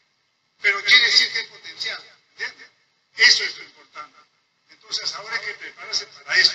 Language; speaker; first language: Spanish; native; Spanish